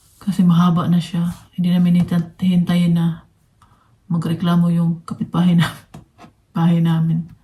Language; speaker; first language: Filipino; non-native, local second language; Cebuano